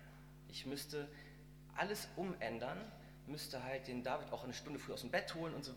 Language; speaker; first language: German; native; German